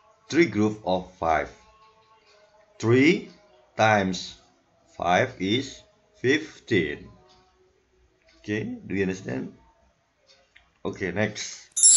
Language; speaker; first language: English; non-native, learner; Indonesian